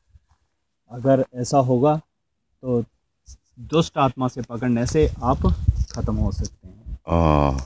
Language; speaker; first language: Hindi; native; Hindi